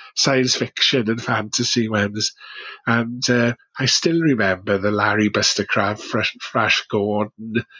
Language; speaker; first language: English; native; English